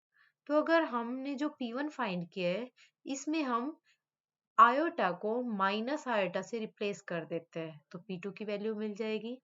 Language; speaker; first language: Hindi; native; Hindi